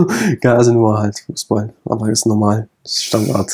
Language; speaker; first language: German; non-native, fluent; Kurdish